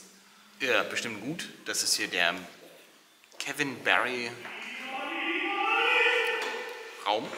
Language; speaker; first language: German; native; German